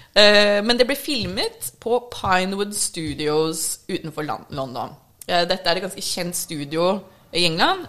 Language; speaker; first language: Norwegian; early bilingual, other home language; English